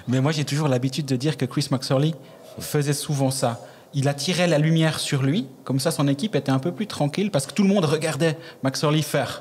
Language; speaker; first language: French; native; French